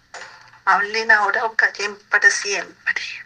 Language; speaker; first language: Spanish; native; Spanish